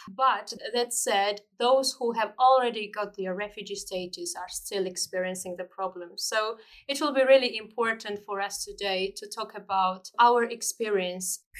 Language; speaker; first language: English; non-native, fluent; Georgian